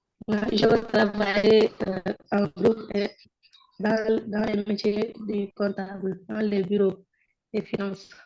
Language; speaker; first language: French; non-native, local second language; Wolof